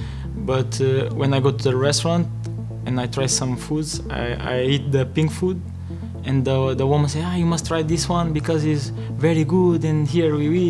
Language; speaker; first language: English; non-native, learner; Portuguese